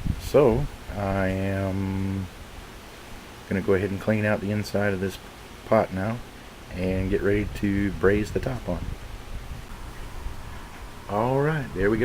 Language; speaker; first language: English; native; English